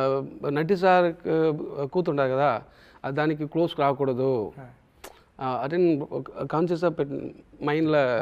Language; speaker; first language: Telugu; non-native, local second language; Tamil